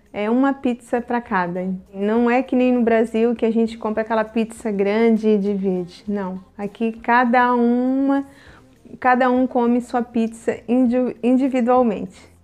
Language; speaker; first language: Portuguese; native; Portuguese